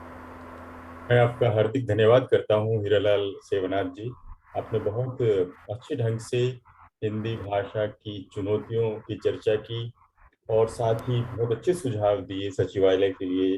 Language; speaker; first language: Hindi; native; Hindi